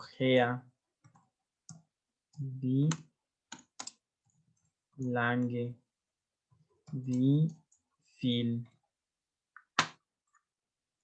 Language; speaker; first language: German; non-native, learner; Spanish